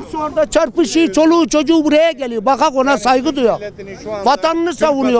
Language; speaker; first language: Turkish; native; Turkish